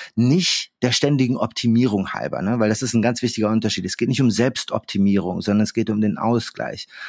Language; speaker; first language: German; early bilingual, other home language; Arabic